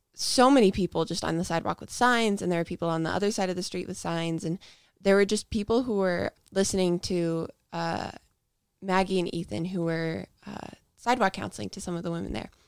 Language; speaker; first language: English; native; English